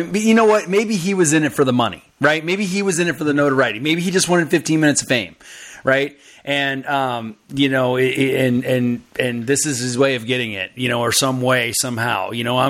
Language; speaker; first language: English; native; English